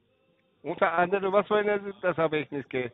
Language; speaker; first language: German; non-native, learner; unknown